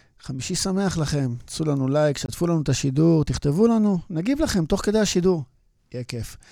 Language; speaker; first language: Hebrew; native; Hebrew